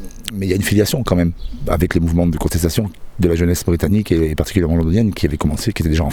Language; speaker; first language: French; native; French